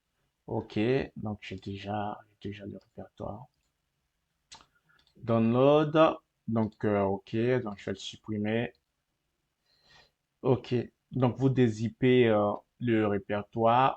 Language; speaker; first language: French; native; French